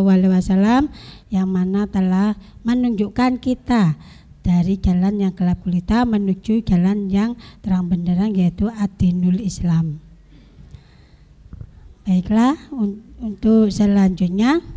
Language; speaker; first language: Indonesian; native; Indonesian